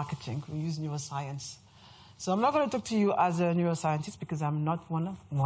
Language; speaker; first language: English; non-native, fluent; French